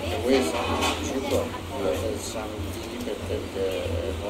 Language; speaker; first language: French; non-native, local second language; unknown